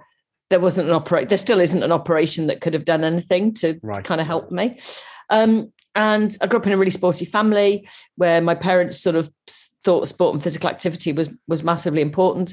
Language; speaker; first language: English; native; English